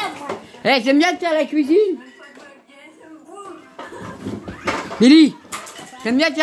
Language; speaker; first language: French; native; French